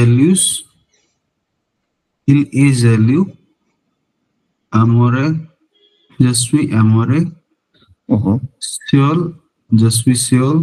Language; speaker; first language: French; non-native, learner; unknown